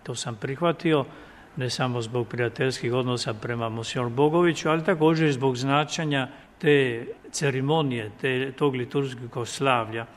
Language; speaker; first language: Croatian; native; Croatian